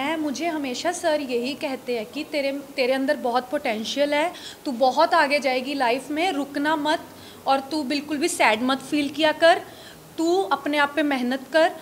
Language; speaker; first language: Hindi; non-native, local second language; Punjabi